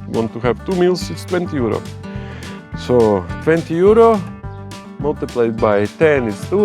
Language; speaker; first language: English; non-native, fluent; Croatian